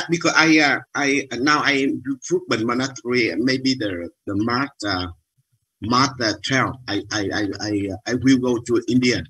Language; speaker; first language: English; non-native, learner; Vietnamese